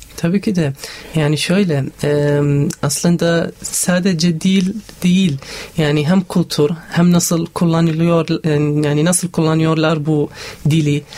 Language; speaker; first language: Turkish; non-native, fluent; Arabic